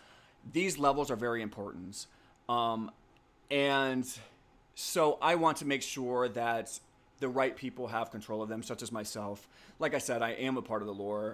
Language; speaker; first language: English; native; English